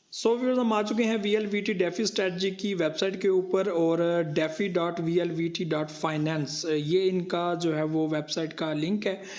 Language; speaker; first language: Urdu; non-native, local second language; Punjabi